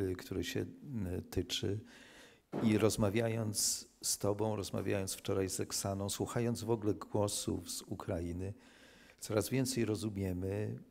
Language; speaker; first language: Polish; native; Polish